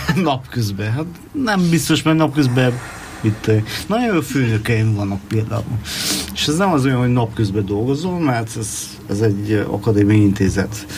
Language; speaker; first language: Hungarian; native; Hungarian